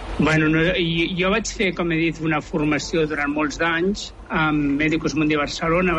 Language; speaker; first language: Catalan; native; Catalan